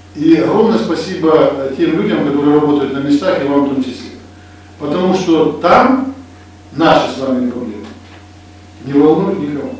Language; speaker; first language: Russian; native; Russian